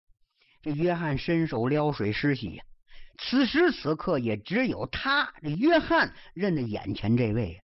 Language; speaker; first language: Chinese; native; Chinese